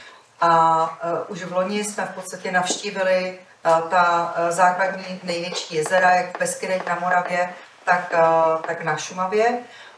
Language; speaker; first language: Czech; native; Czech